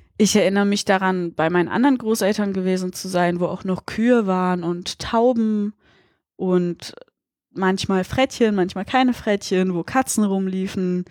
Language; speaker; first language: German; early bilingual, other home language; Polish